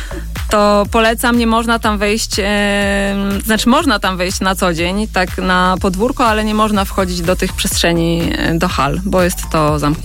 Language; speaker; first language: Polish; native; Polish